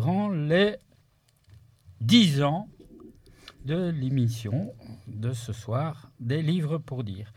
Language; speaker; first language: French; native; French